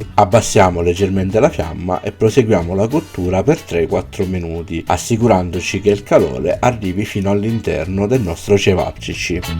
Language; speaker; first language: Italian; native; Italian